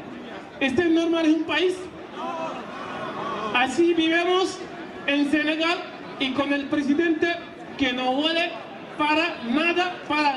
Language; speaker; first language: Spanish; non-native, learner; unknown